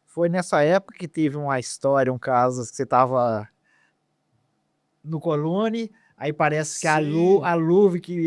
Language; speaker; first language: Portuguese; native; Portuguese